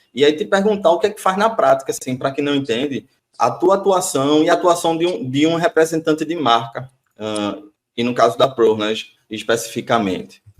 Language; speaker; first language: Portuguese; native; Portuguese